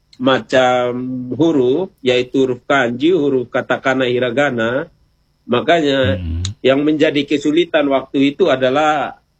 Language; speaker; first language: Indonesian; native; Indonesian